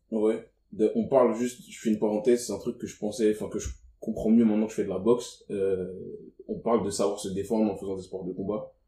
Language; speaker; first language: French; native; French